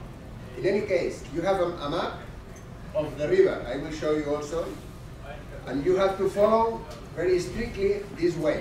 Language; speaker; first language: English; non-native, fluent; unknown